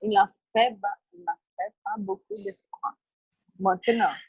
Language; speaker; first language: French; non-native, learner; Portuguese